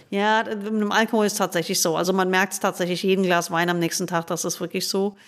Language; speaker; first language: German; non-native, fluent; English